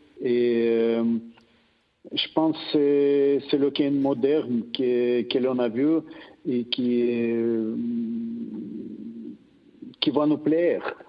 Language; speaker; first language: French; non-native, fluent; Russian